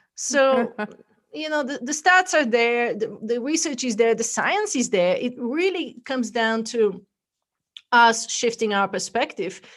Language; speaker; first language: English; non-native, fluent; Bulgarian